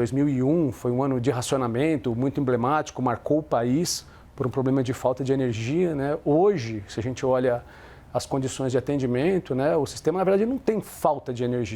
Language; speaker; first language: Portuguese; native; Portuguese